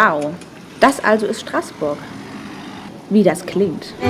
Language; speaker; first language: German; native; German